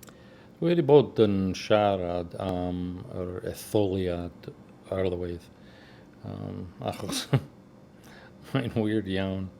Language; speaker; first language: Welsh; non-native, learner; English